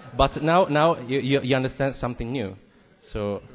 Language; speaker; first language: English; non-native, learner; Italian